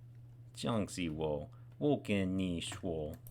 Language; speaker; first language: Chinese; non-native, learner; English